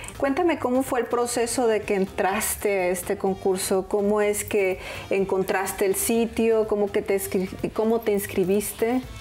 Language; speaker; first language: Spanish; native; Spanish